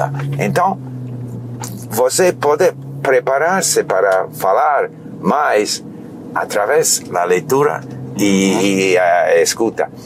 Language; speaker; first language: Portuguese; non-native, learner; English